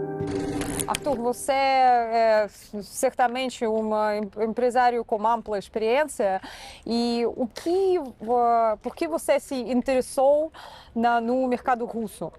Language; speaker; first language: Portuguese; non-native, fluent; Russian